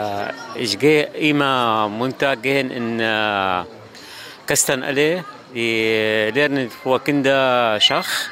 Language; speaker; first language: German; non-native, learner; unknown